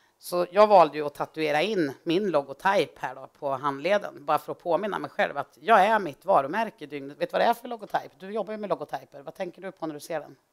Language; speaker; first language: Swedish; native; Swedish